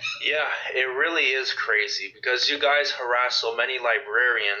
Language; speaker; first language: English; native; English